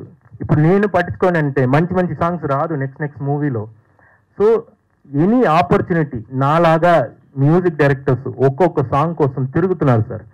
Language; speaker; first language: Telugu; non-native, fluent; Tamil